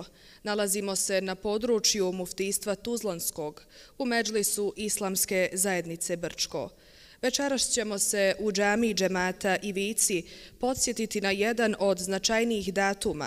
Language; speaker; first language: Bosnian; native; Bosnian